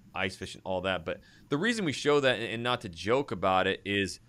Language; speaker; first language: English; native; English